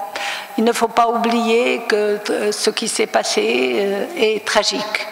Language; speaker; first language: French; non-native, local second language; Arabic